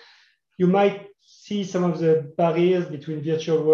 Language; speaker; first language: English; non-native, fluent; French